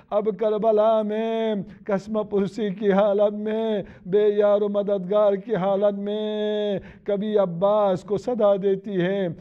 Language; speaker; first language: Urdu; non-native, local second language; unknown